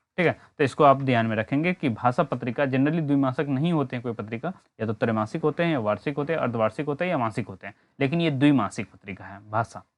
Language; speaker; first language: Hindi; native; Hindi